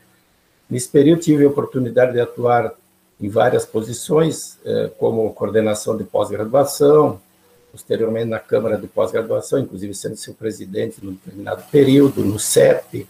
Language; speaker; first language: Portuguese; native; Portuguese